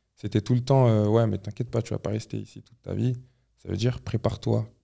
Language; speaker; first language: French; native; French